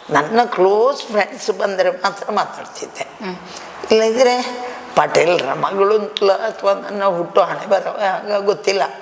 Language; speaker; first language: Kannada; non-native, local second language; Tulu